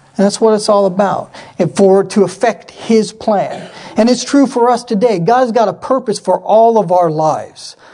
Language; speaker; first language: English; native; English